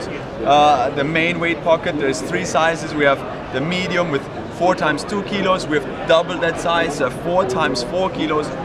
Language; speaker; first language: English; non-native, fluent; German